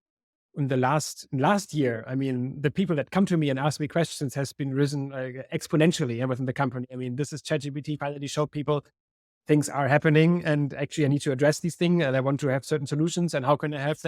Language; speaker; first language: English; non-native, fluent; German